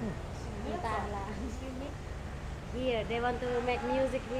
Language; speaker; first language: English; non-native, learner; Indonesian